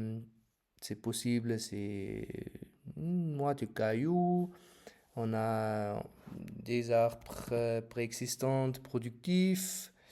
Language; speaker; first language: French; non-native, fluent; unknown